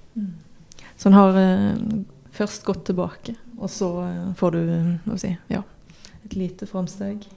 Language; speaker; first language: Norwegian; native; Norwegian